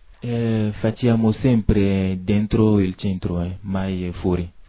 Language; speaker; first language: Italian; non-native, learner; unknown